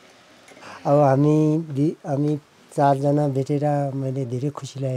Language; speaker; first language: Nepali; non-native, local second language; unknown